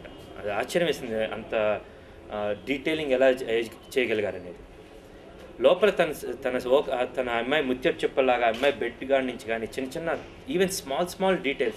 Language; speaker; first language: Telugu; native; Telugu